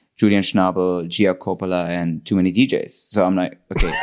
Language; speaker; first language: English; non-native, fluent; German